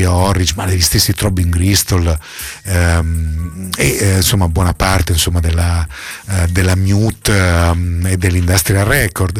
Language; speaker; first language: Italian; native; Italian